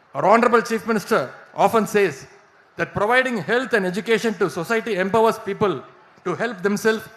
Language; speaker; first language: English; non-native, local second language; Tamil